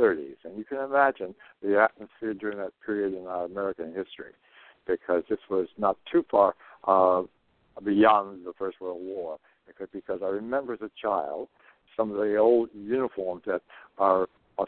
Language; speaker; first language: English; native; English